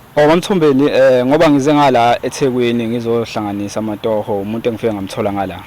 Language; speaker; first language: Zulu; native; Zulu